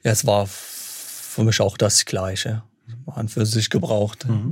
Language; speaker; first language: German; non-native, fluent; Arabic